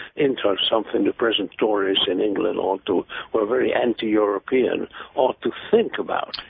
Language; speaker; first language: English; non-native, fluent; Hungarian